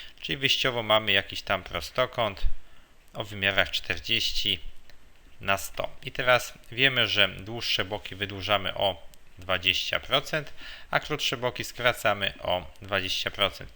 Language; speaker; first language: Polish; native; Polish